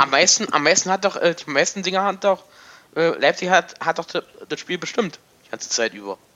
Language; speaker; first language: German; native; German